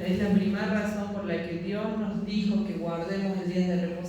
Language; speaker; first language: Spanish; native; Spanish